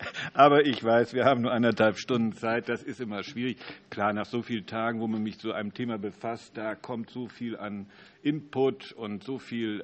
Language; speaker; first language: German; native; German